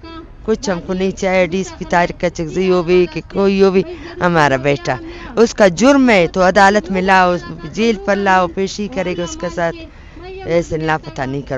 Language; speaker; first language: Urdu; non-native, local second language; Baluchi